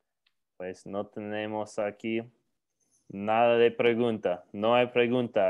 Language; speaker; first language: Spanish; non-native, learner; English